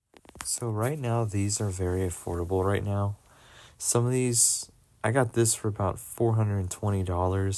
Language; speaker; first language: English; native; English